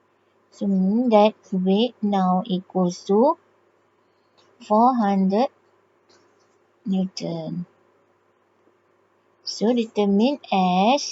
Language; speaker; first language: English; non-native, local second language; Malay